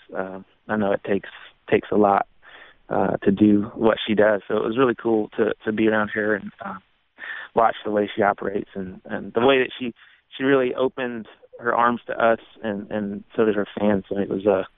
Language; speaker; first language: English; native; English